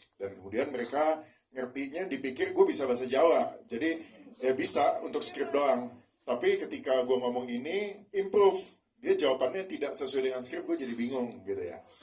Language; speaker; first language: Indonesian; native; Indonesian